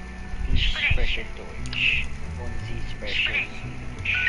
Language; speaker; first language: German; non-native, learner; English